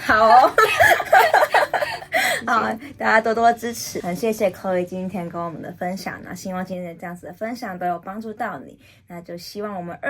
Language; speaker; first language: Chinese; native; Chinese